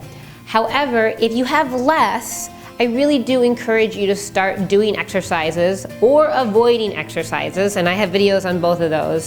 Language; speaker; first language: English; native; English